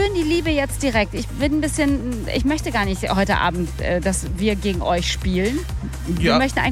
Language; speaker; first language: German; native; German